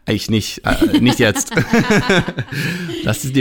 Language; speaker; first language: German; non-native, learner; Hebrew